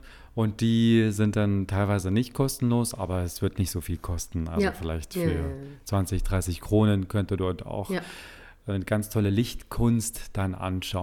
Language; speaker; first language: German; native; German